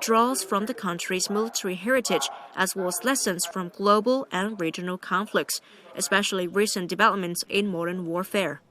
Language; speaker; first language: English; non-native, fluent; Vietnamese